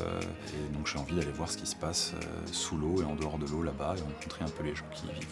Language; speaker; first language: French; native; French